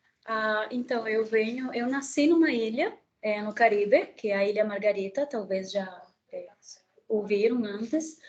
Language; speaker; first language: Portuguese; non-native, fluent; Spanish